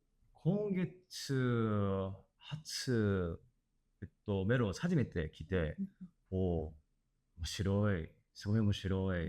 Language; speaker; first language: Japanese; non-native, learner; English